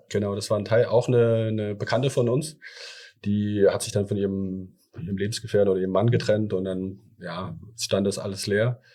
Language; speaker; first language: German; early bilingual, other home language; Thai